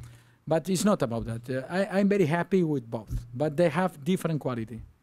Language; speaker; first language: English; non-native, learner; Spanish